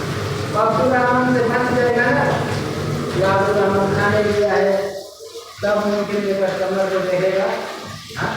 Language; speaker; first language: Hindi; non-native, learner; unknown